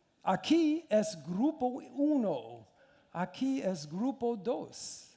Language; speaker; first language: Spanish; non-native, learner; English